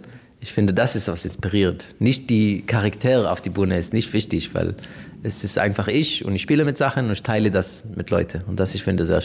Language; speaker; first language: German; non-native, learner; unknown